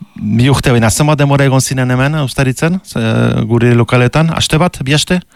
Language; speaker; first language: Basque; native; Basque